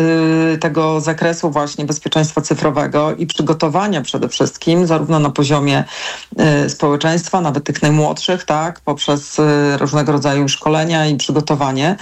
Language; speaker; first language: Polish; native; Polish